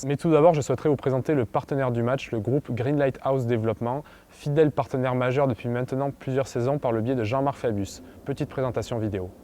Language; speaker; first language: French; native; French